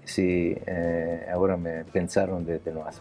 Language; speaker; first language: Spanish; non-native, learner; Italian